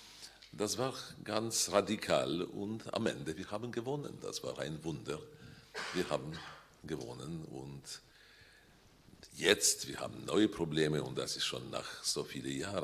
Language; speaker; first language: German; non-native, fluent; Polish